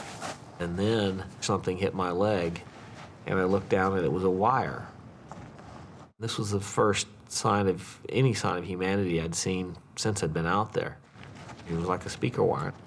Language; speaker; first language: English; native; English